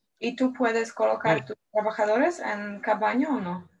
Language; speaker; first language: Spanish; non-native, learner; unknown